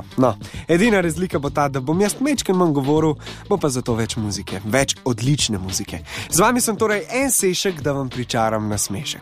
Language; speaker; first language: Slovenian; native; Slovenian